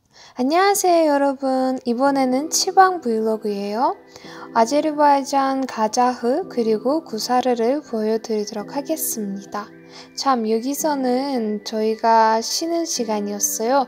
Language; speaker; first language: Korean; non-native, learner; Azerbaijani